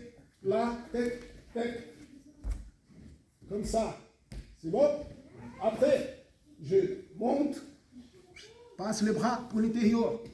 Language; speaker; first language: French; non-native, fluent; Portuguese